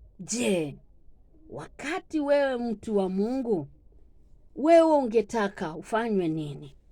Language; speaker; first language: Swahili; non-native, local second language; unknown